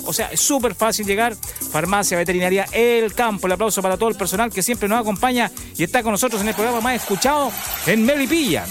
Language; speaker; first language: Spanish; native; Spanish